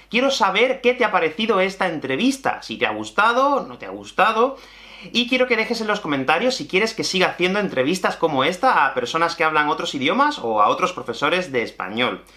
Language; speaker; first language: Spanish; native; Spanish